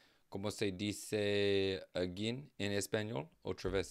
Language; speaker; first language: Spanish; non-native, learner; English